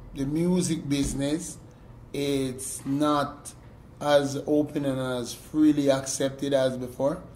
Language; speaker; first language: English; native; English